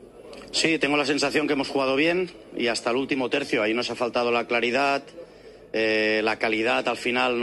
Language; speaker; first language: Spanish; native; Spanish